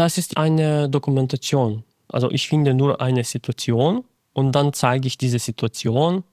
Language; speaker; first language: German; non-native, fluent; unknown